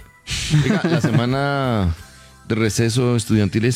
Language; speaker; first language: Spanish; native; Spanish